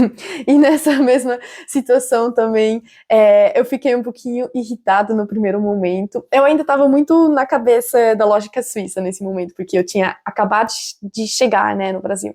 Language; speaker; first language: Portuguese; non-native, fluent; German